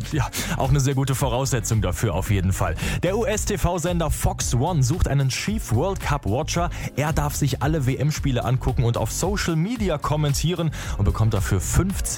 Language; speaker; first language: German; native; German